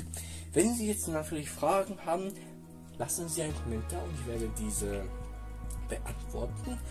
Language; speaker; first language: German; non-native, fluent; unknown